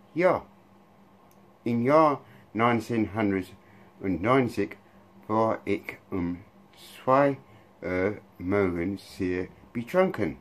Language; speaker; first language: German; non-native, learner; English